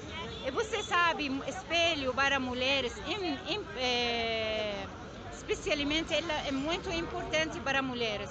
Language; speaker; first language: Portuguese; non-native, learner; Arabic